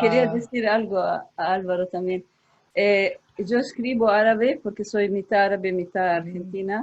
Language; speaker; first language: Spanish; early bilingual, heritage; Spanish